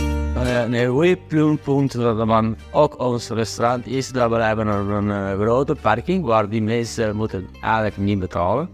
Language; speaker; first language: Dutch; non-native, fluent; Italian